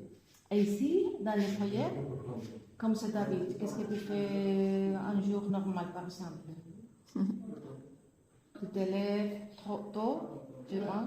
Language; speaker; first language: French; non-native, fluent; Spanish